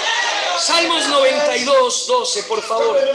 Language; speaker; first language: Spanish; native; Spanish